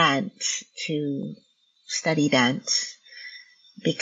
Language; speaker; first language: English; non-native, local second language; Min Nan Chinese